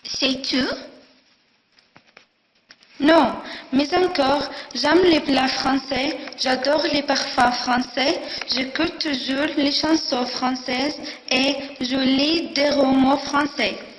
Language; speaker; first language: French; non-native, learner; Arabic